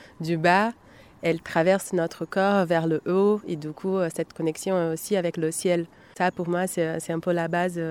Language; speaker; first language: French; non-native, fluent; Portuguese